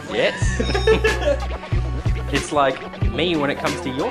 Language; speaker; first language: English; native; English